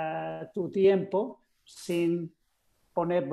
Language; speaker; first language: Spanish; non-native, fluent; English